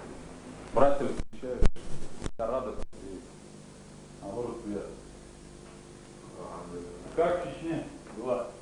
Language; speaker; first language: Russian; non-native, local second language; Chechen